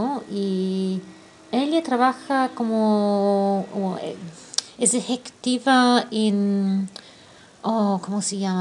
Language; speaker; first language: Spanish; non-native, fluent; English